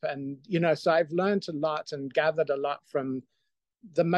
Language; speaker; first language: English; native; English